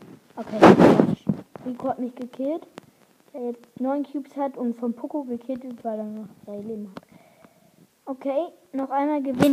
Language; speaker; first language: German; native; German